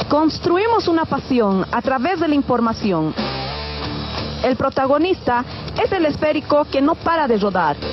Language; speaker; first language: Spanish; native; Spanish